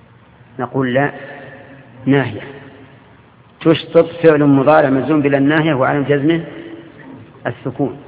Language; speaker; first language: Arabic; native; Arabic